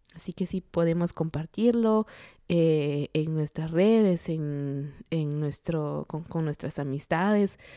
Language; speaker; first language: Spanish; non-native, local second language; Kaqchikel